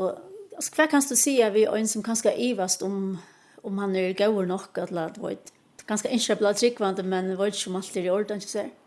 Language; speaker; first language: Danish; non-native, local second language; Faroese